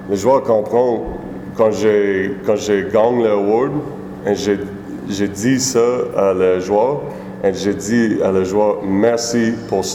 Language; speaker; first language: French; non-native, learner; English